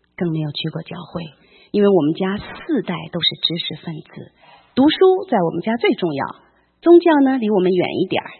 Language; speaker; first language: Chinese; native; Chinese